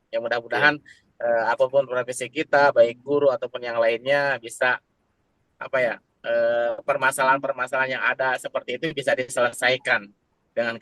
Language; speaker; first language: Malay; non-native, local second language; Sundanese